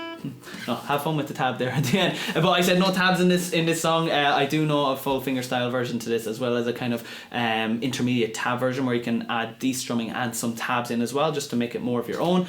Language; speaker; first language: English; native; English